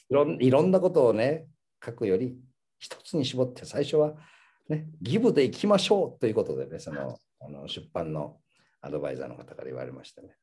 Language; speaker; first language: Japanese; early bilingual, heritage; Japanese